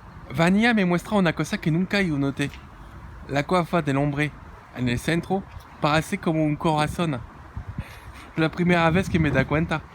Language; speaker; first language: Spanish; non-native, learner; French